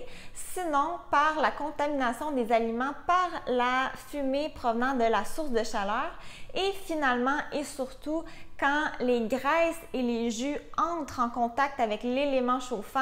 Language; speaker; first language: French; native; French